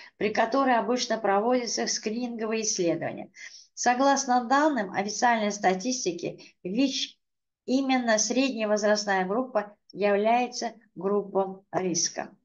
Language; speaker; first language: Russian; non-native, local second language; Uzbek